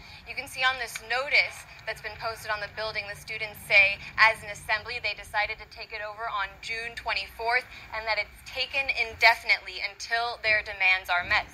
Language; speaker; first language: English; native; English